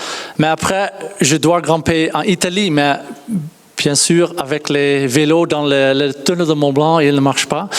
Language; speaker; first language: French; non-native, learner; Dutch